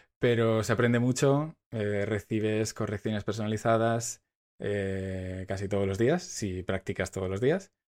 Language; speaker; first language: Spanish; native; Spanish